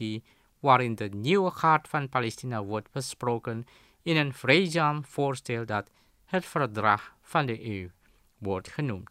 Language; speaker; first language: Dutch; non-native, fluent; Indonesian